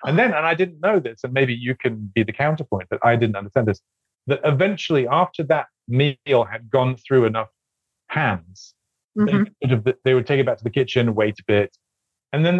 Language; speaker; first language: English; native; English